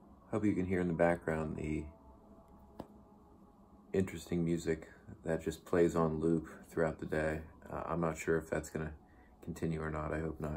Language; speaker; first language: English; native; English